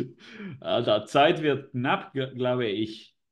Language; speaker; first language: German; non-native, learner; Spanish